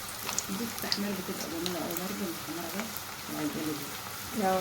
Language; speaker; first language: Arabic; native; Arabic